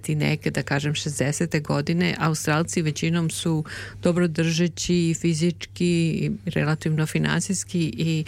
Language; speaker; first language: Serbian; native; Serbian